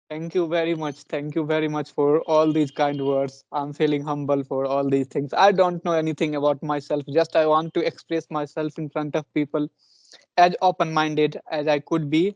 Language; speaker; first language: English; non-native, local second language; Punjabi